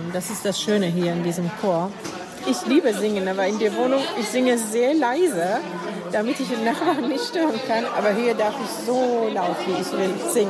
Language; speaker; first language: German; non-native, fluent; Arabic